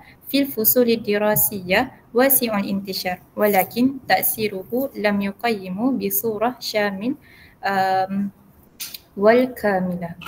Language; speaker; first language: Arabic; non-native, learner; Malay